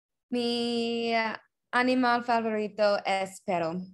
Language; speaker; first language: Spanish; non-native, learner; English